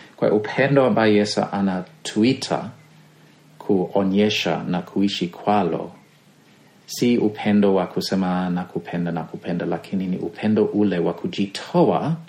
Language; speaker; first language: Swahili; non-native, fluent; English